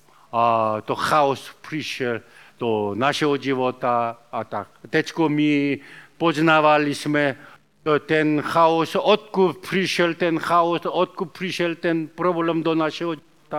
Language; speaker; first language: Czech; non-native, learner; Korean